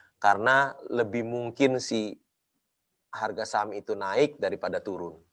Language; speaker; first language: Indonesian; native; Indonesian